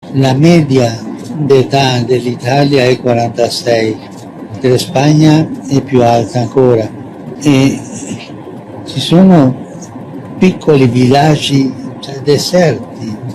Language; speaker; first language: Italian; non-native, fluent; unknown